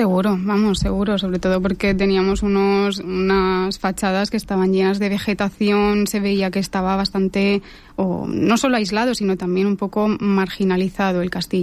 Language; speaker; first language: Spanish; native; Spanish